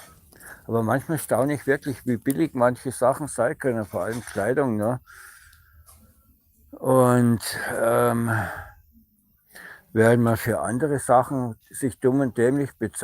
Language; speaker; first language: German; native; German